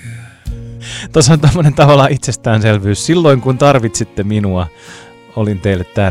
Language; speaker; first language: Finnish; native; Finnish